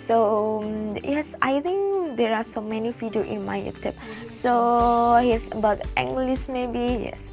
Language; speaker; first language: English; non-native, learner; Indonesian